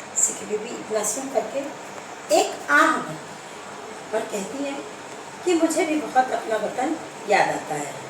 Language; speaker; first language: Hindi; native; Hindi